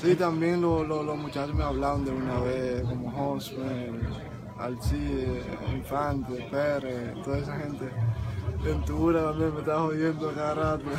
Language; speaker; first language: Spanish; non-native, local second language; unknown